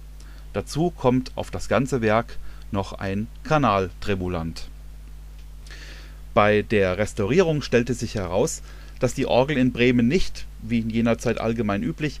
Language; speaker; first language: German; native; German